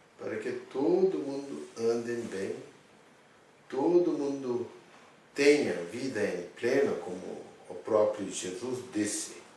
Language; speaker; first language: Portuguese; non-native, fluent; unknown